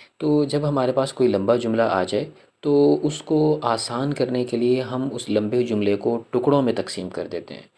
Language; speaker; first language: Urdu; native; Urdu